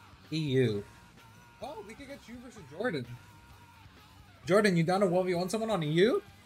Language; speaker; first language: English; early bilingual, other home language; Spanish